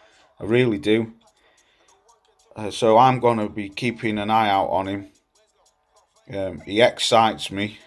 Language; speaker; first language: English; native; English